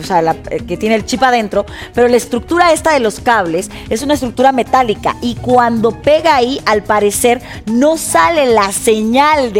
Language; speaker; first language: Spanish; native; Spanish